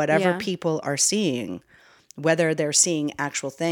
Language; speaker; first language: English; native; English